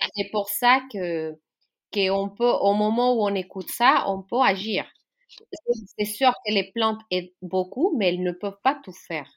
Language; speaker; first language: French; non-native, fluent; Spanish